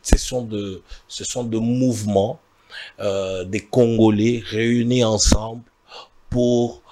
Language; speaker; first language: French; non-native, local second language; Swahili